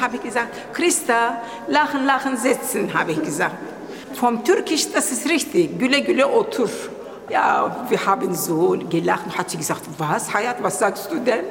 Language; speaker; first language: German; non-native, learner; Turkish